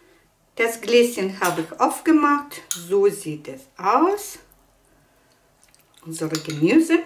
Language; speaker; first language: German; non-native, fluent; Russian